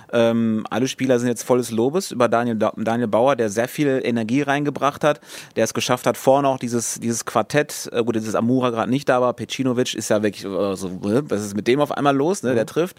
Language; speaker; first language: German; native; German